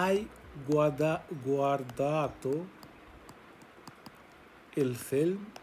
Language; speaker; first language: Italian; non-native, fluent; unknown